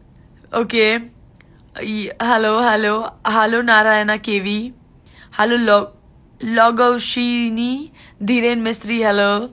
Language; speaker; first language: Telugu; non-native, learner; Gujarati